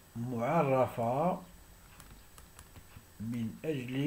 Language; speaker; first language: Arabic; native; Arabic